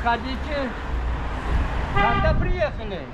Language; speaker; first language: Russian; non-native, local second language; Uzbek